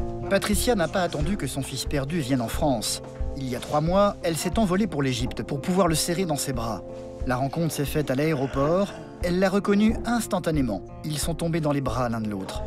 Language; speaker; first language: French; native; French